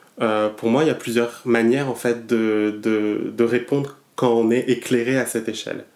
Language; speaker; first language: French; non-native, local second language; Malagasy